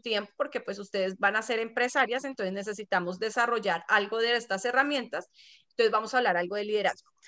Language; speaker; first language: Spanish; native; Spanish